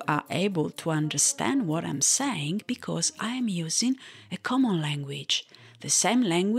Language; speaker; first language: English; non-native, fluent; Italian